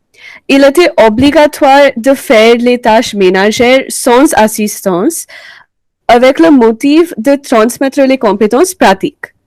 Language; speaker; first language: French; non-native, learner; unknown